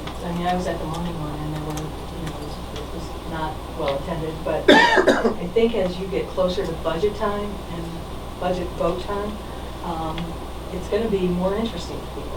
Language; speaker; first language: English; native; English